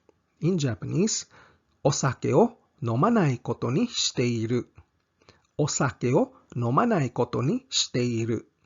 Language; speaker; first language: Japanese; non-native, fluent; English